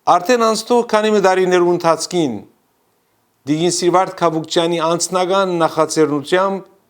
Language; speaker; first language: Armenian; early bilingual, heritage; Armenian